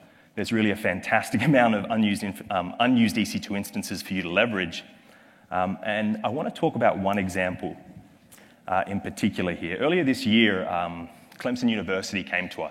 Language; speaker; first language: English; native; English